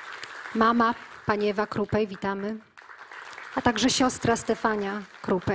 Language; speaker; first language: Polish; native; Polish